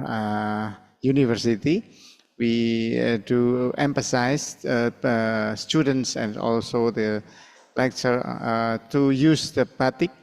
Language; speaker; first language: English; non-native, fluent; Indonesian